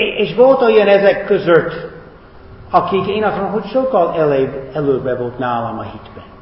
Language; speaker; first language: Hungarian; non-native, fluent; English